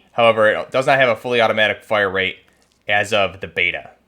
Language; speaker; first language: English; native; English